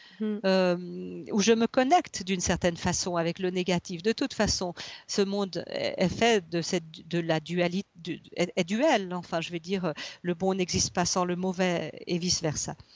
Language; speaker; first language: French; native; French